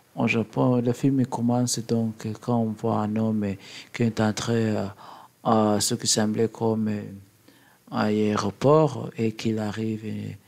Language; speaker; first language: French; non-native, learner; English